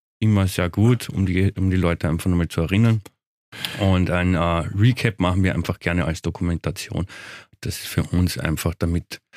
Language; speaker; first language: German; native; German